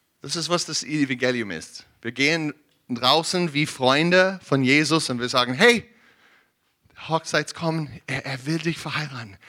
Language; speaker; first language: German; non-native, learner; English